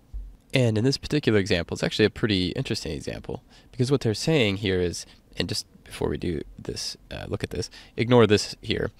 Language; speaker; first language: English; native; English